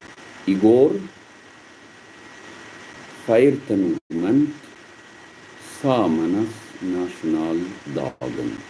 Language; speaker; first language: Swedish; non-native, learner; Arabic